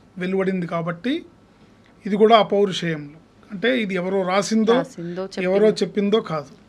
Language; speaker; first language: Telugu; native; Telugu